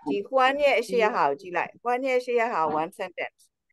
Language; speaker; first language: English; non-native, fluent; Burmese